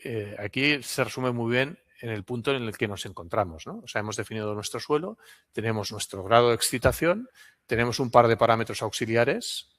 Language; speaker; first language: Spanish; non-native, local second language; Catalan